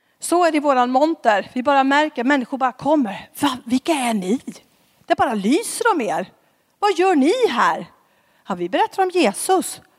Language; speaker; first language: Swedish; native; Swedish